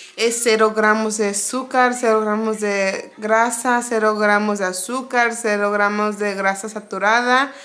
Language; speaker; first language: Spanish; early bilingual, heritage; Spanish